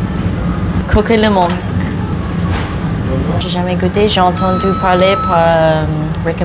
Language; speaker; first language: French; early bilingual, heritage; English